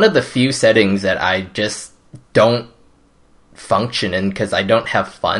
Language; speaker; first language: English; early bilingual, other home language; Cantonese